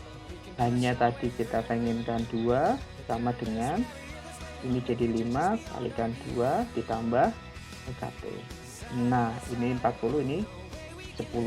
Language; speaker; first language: Indonesian; native; Indonesian